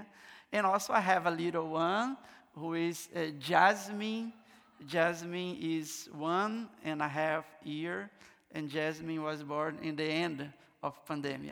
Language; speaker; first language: English; non-native, learner; Portuguese